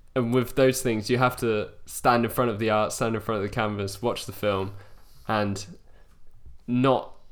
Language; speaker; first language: English; native; English